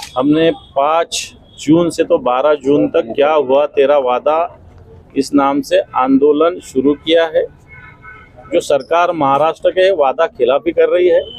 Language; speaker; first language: Hindi; non-native, local second language; Marathi